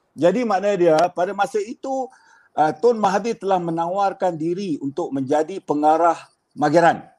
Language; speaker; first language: Malay; native; Malay